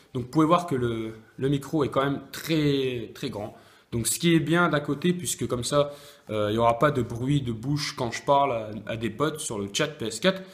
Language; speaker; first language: French; native; French